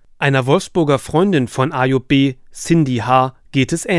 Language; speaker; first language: German; native; German